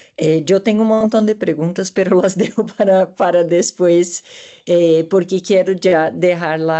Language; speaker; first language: Spanish; non-native, fluent; Portuguese